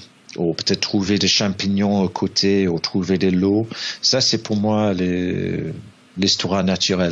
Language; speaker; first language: French; non-native, fluent; English